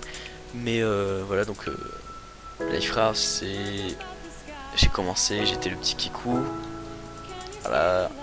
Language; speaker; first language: French; native; French